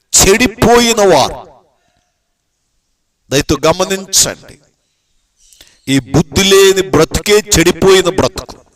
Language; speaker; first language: Telugu; native; Telugu